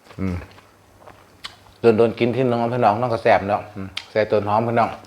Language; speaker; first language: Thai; non-native, local second language; Northeastern Thai